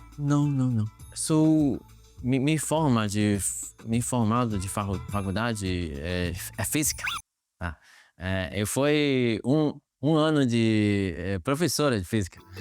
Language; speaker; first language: Portuguese; non-native, learner; Chinese